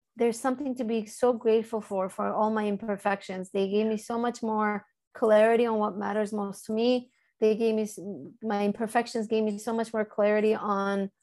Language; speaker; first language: English; early bilingual, other home language; Turkish